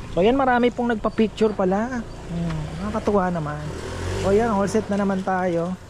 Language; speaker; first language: Filipino; native; Filipino